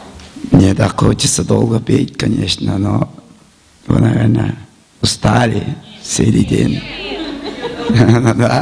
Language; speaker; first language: Russian; non-native, local second language; Tuvinian